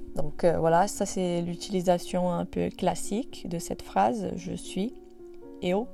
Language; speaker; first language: French; non-native, fluent; Portuguese